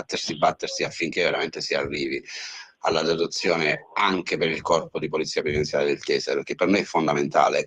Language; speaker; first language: Italian; native; Italian